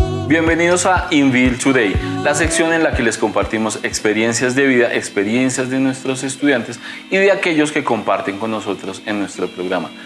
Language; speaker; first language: Spanish; native; Spanish